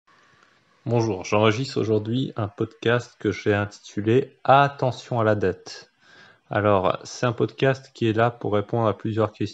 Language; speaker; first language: French; native; French